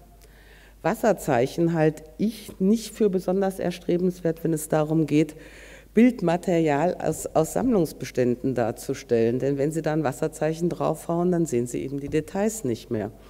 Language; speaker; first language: German; native; German